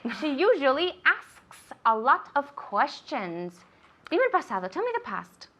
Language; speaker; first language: English; non-native, fluent; Spanish